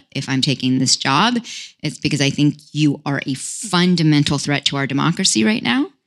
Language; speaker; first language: English; native; English